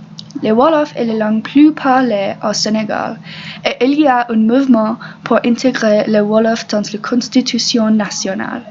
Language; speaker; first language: French; non-native, learner; English